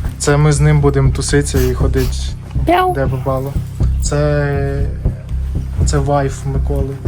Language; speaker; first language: Ukrainian; non-native, local second language; Russian